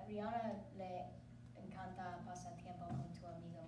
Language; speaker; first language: Spanish; non-native, learner; English